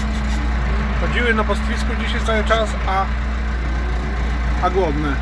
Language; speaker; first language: Polish; native; Polish